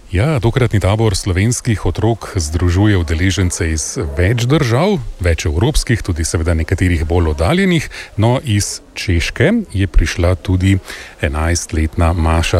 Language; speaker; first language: Slovenian; native; Slovenian